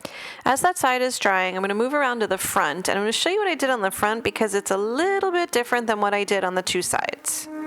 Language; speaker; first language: English; native; English